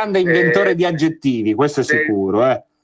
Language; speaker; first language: Italian; native; Italian